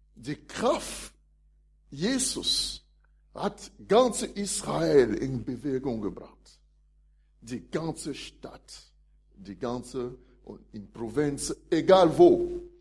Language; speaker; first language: German; non-native, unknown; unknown